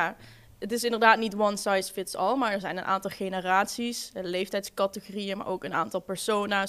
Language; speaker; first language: Dutch; native; Dutch